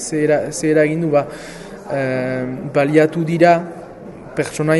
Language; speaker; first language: Basque; native; Basque